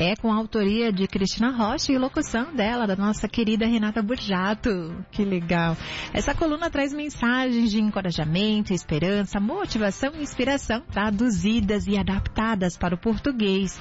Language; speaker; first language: Portuguese; native; Portuguese